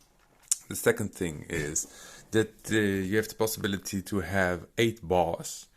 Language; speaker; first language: English; non-native, fluent; Dutch